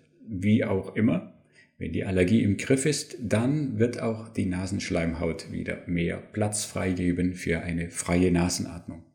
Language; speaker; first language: German; native; German